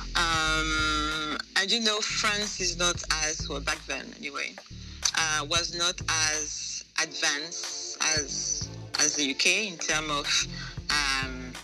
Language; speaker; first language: English; non-native, fluent; French